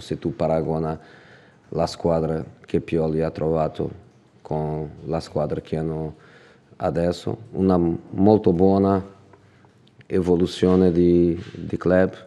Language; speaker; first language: Italian; non-native, fluent; Portuguese